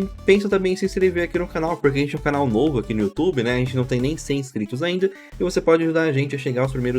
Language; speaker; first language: Portuguese; native; Portuguese